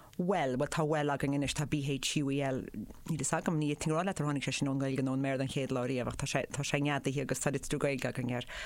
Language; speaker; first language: Irish; native; Irish